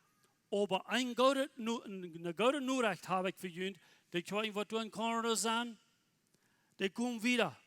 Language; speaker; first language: German; non-native, learner; Plautdietsch